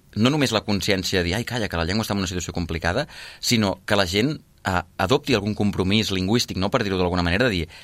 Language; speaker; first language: Catalan; native; Catalan